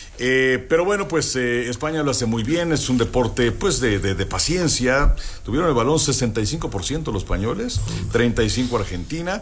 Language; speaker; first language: Spanish; native; Spanish